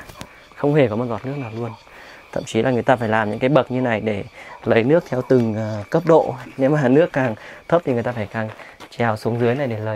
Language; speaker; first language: Vietnamese; native; Vietnamese